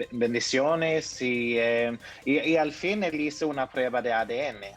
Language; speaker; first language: Spanish; early bilingual, heritage; Norwegian